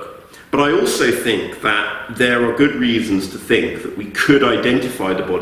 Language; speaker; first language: English; native; English